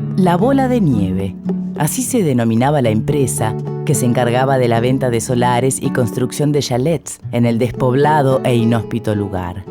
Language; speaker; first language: Spanish; native; Spanish